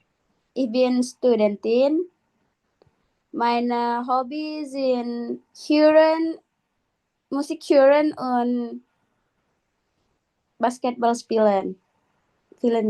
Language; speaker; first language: German; non-native, learner; Indonesian